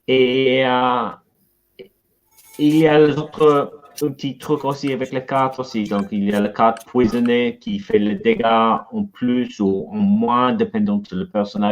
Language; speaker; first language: French; non-native, learner; English